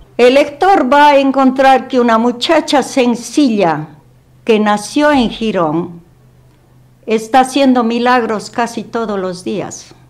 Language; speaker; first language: Spanish; native; Spanish